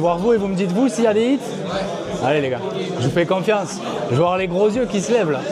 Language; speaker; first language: French; native; French